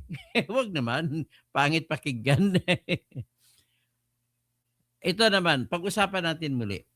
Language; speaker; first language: Filipino; native; Filipino